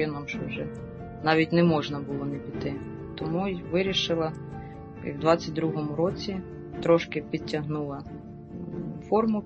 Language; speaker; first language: Ukrainian; native; Ukrainian